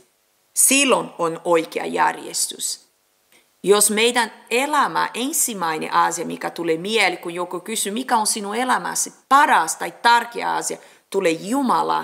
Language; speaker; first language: Finnish; non-native, learner; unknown